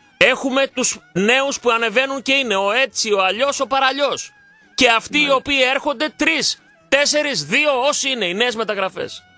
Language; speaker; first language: Greek; early bilingual, heritage; Greek